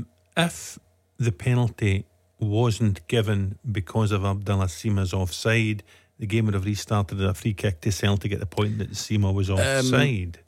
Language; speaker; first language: English; native; English